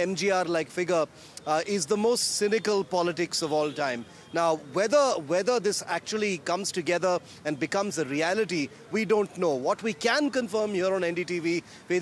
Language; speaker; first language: English; non-native, local second language; Tamil